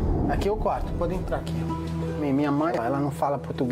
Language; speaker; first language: Portuguese; early bilingual, other home language; Arabic